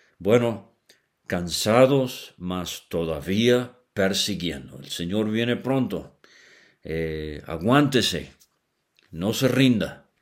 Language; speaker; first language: Spanish; native; Spanish